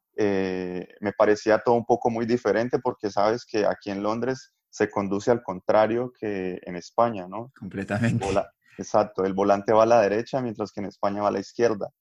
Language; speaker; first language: Spanish; native; Spanish